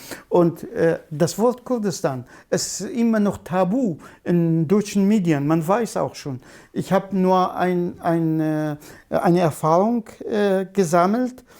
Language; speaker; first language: German; non-native, fluent; Kurdish